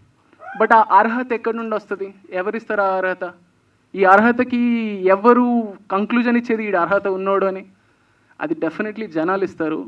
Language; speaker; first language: Telugu; native; Telugu